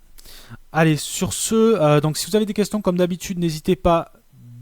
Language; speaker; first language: French; native; French